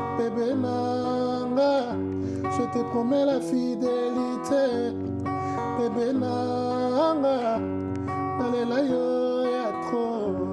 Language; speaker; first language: French; non-native, local second language; Lingala